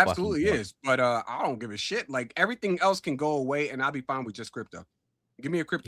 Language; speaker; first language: English; native; English